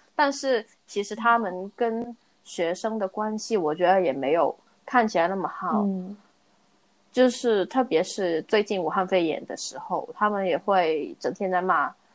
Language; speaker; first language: Chinese; non-native, local second language; Cantonese